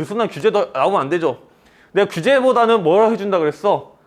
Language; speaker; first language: Korean; native; Korean